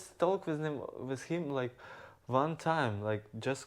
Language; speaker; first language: English; non-native, learner; Ukrainian